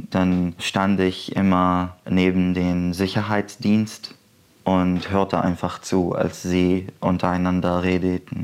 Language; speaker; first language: German; non-native, fluent; Arabic